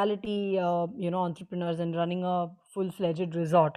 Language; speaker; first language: English; non-native, local second language; Marathi